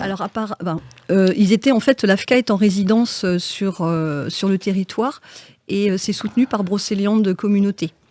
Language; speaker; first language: French; native; French